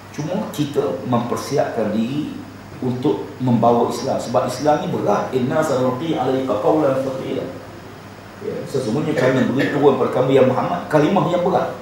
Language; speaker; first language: Malay; native; Malay